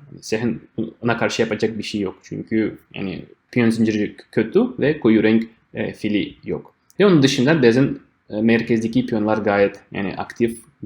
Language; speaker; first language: Turkish; non-native, fluent; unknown